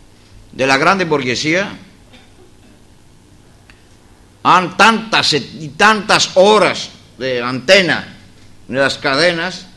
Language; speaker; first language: Spanish; non-native, fluent; Greek